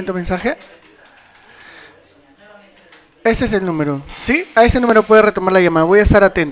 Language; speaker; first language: Spanish; native; Spanish